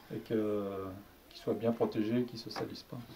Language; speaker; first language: French; native; French